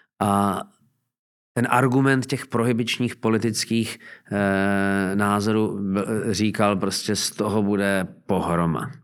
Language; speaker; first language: Czech; native; Czech